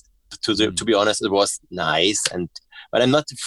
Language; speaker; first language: English; non-native, fluent; German